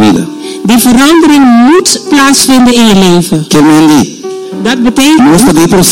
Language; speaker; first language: Dutch; non-native, fluent; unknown